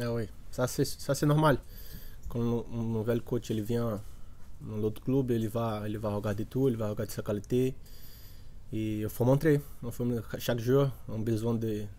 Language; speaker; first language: French; non-native, learner; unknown